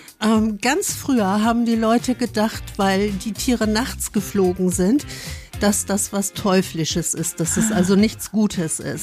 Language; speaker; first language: German; native; German